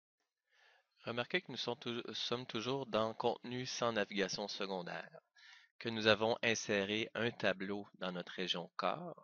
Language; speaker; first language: French; native; French